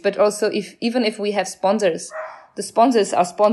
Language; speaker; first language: English; non-native, fluent; Czech